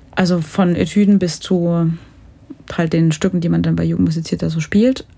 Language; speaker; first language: German; native; German